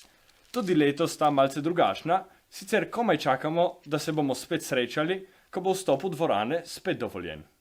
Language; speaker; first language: Slovenian; native; Slovenian